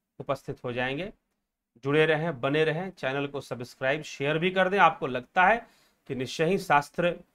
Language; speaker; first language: Hindi; native; Hindi